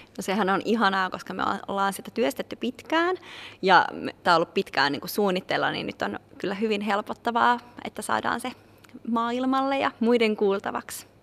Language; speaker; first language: Finnish; native; Finnish